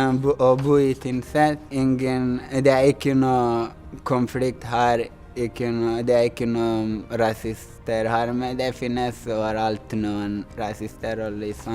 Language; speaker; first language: Norwegian; non-native, learner; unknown